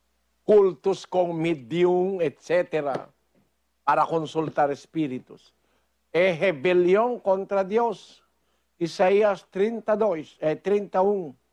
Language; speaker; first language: Portuguese; non-native, fluent; Filipino